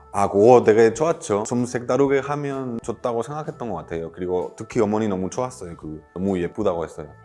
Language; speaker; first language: Korean; non-native, fluent; Spanish